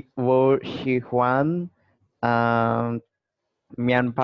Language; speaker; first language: Chinese; non-native, learner; Indonesian